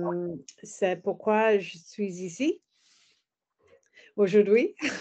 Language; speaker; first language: French; non-native, learner; English